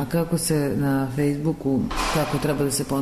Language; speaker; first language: Serbian; native; Serbian